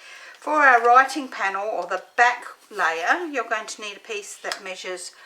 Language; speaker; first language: English; native; English